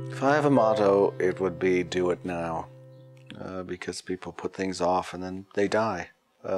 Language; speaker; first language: English; native; English